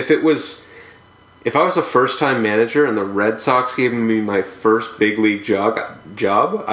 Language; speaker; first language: English; native; English